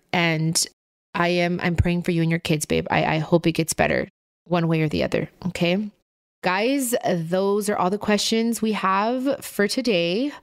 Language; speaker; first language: English; native; English